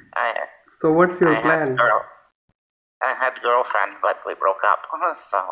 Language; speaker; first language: English; native; English